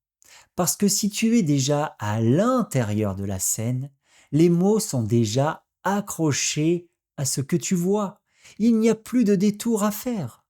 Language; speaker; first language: French; native; French